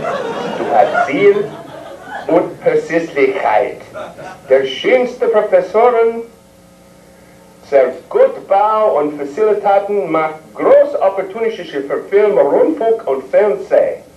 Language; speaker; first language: German; non-native, learner; English